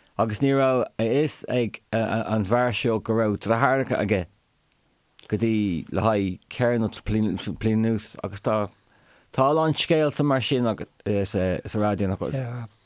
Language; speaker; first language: Irish; non-native, local second language; English